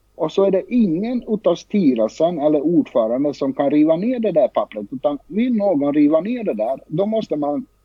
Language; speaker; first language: Swedish; early bilingual, other home language; Bosnian